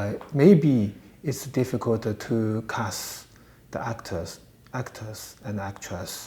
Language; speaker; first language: English; non-native, learner; Chinese